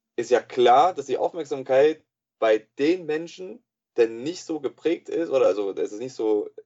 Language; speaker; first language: German; non-native, fluent; English